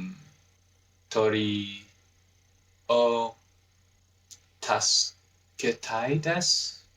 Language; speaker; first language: Japanese; non-native, learner; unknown